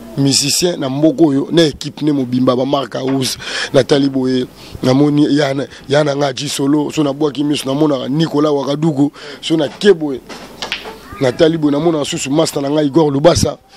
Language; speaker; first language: Lingala; native; Lingala